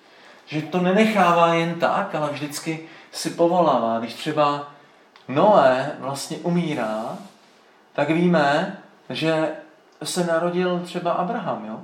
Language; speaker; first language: Czech; native; Czech